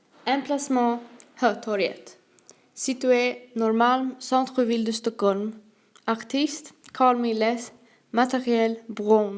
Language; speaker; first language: French; non-native, learner; Swedish